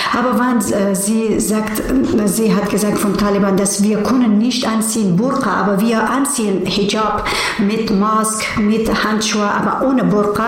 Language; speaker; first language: German; non-native, learner; Persian